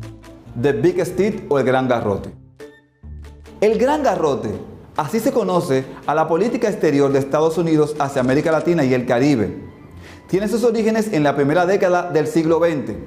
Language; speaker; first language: Spanish; native; Spanish